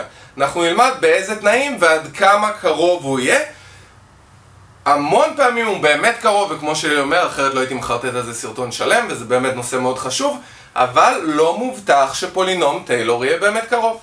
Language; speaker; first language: Hebrew; native; Hebrew